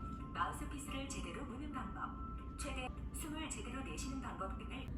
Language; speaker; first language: Korean; native; Korean